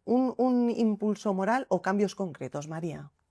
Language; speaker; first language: Spanish; native; Spanish